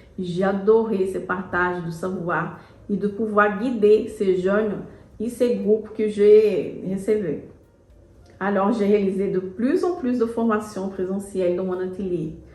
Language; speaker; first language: French; non-native, fluent; Portuguese